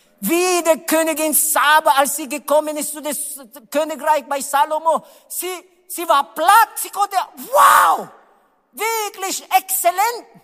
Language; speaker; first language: German; non-native, learner; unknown